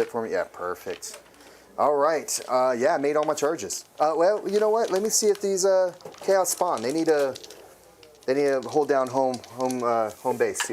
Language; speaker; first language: English; native; English